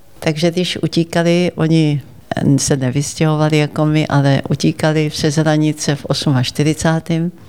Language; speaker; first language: Czech; early bilingual, heritage; Czech